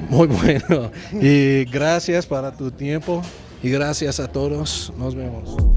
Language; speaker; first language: Spanish; non-native, learner; English